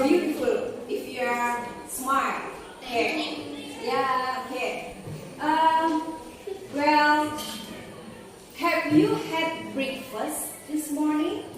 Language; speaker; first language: English; non-native, learner; Indonesian